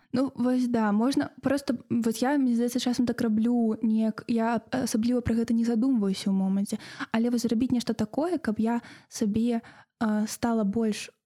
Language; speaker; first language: Belarusian; native; Belarusian